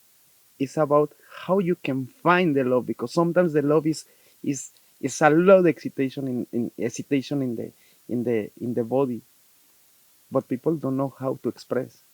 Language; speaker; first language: English; non-native, learner; Spanish